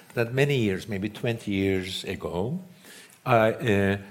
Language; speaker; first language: English; non-native, fluent; Turkish